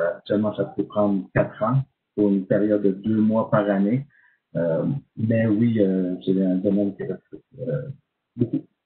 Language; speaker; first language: French; native; French